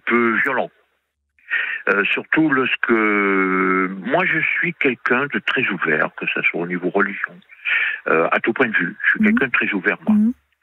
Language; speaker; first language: French; native; French